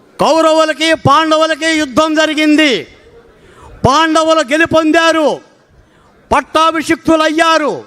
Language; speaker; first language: Telugu; native; Telugu